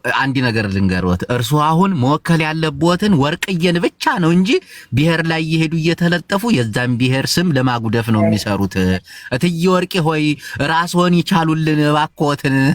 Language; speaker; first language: Amharic; native; Amharic